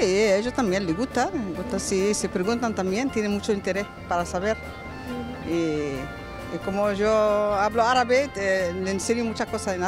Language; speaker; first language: Spanish; non-native, local second language; Arabic